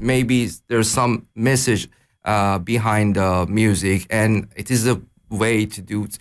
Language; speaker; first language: English; non-native, learner; Persian